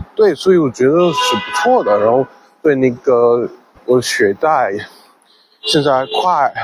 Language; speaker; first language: Chinese; non-native, fluent; English